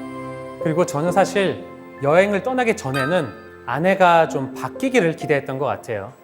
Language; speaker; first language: Korean; native; Korean